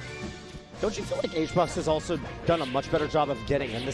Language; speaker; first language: English; native; English